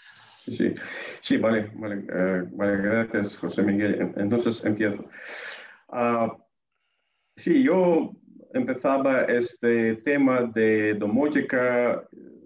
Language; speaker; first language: Spanish; non-native, fluent; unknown